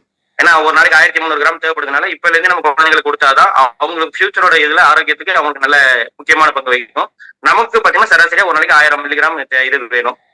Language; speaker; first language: Tamil; native; Tamil